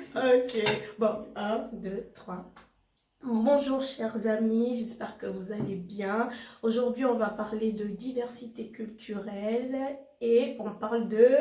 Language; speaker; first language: French; native; French